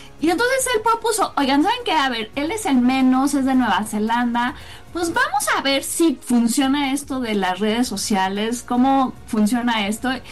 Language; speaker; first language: Spanish; native; Spanish